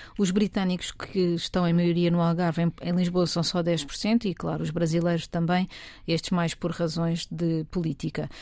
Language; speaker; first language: Portuguese; native; Portuguese